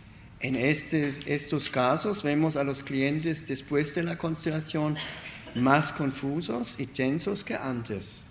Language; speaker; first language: Spanish; non-native, learner; German